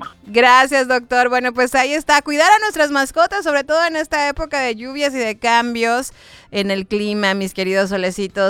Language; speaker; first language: Spanish; native; Spanish